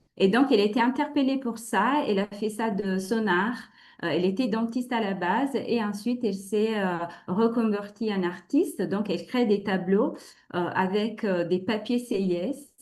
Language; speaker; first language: French; non-native, fluent; Italian